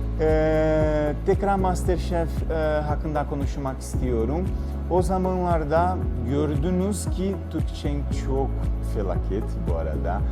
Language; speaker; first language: Turkish; non-native, learner; Portuguese